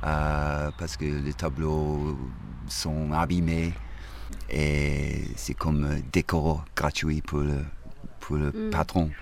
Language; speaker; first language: French; non-native, fluent; English